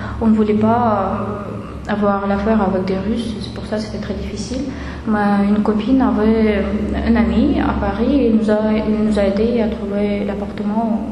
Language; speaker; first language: French; non-native, fluent; Russian